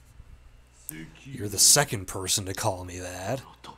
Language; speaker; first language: English; native; English